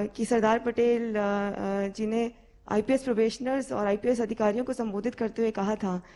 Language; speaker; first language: Hindi; native; Hindi